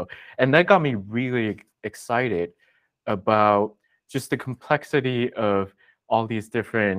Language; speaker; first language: English; non-native, local second language; Cantonese